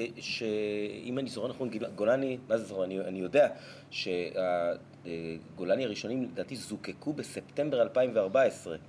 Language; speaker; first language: Hebrew; native; Hebrew